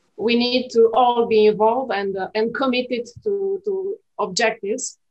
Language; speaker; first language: English; non-native, fluent; Romanian